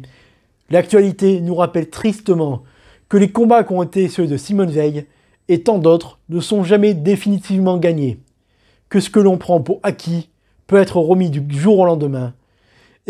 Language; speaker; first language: French; native; French